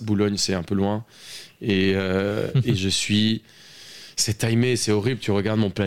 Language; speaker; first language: French; non-native, fluent; Spanish